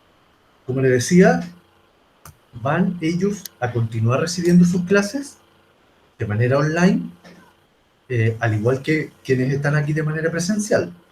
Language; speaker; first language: Spanish; native; Spanish